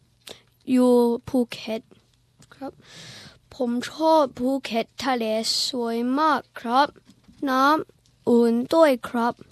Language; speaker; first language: Thai; early bilingual, heritage; Thai